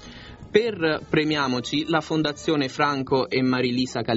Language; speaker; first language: Italian; native; Italian